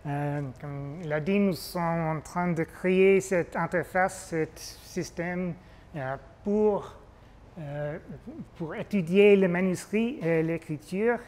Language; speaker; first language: French; non-native, fluent; English